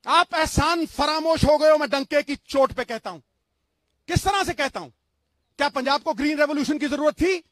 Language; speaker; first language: Hindi; non-native, local second language; Punjabi